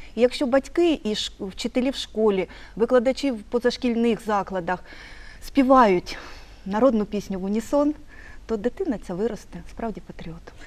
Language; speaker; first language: Ukrainian; native; Ukrainian